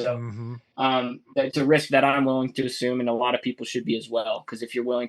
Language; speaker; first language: English; native; English